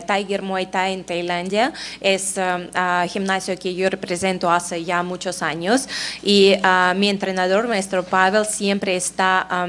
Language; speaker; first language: Spanish; non-native, fluent; Russian